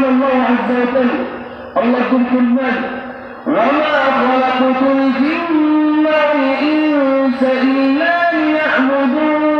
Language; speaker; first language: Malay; non-native, learner; Arabic